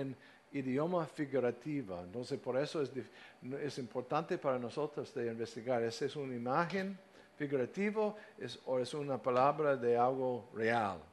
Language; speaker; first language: Spanish; non-native, fluent; English